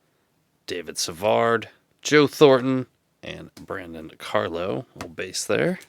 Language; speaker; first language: English; native; English